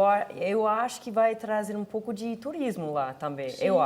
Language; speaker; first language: Portuguese; non-native, fluent; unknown